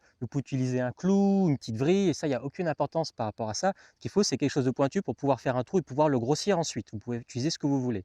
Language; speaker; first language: French; native; French